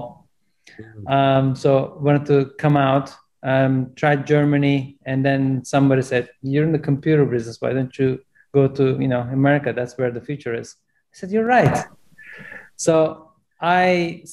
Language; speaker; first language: English; non-native, fluent; Turkish